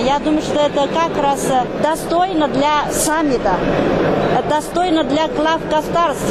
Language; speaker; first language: Russian; non-native, fluent; Chinese